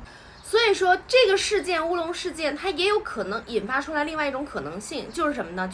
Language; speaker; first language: Chinese; native; Chinese